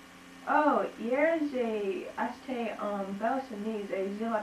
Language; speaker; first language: French; non-native, learner; English